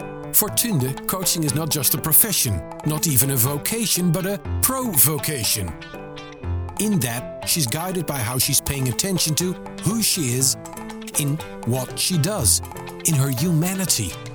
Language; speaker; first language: English; non-native, fluent; Dutch